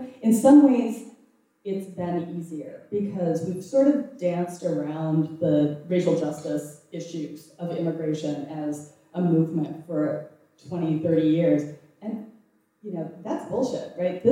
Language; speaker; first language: English; native; English